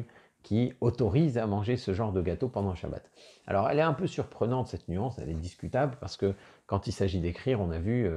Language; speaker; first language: French; native; French